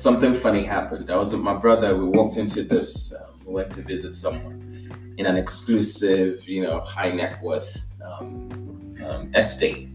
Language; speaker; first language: English; non-native, local second language; Igbo